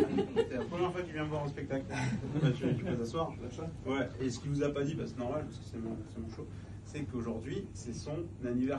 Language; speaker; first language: French; native; French